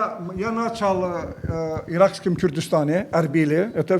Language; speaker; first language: Russian; native; Russian